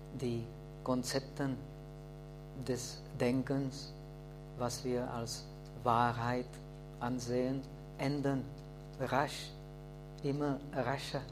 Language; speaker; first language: German; non-native, fluent; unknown